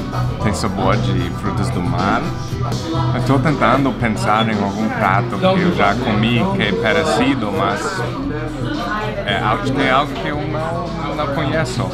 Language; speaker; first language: Portuguese; non-native, fluent; English